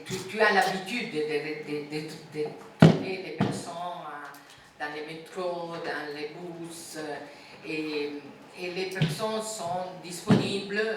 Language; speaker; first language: French; non-native, fluent; Italian